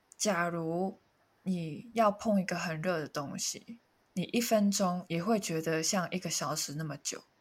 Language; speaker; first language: Chinese; non-native, local second language; Cantonese